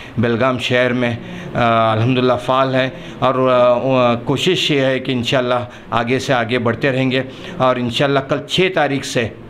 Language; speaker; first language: Hindi; non-native, local second language; Urdu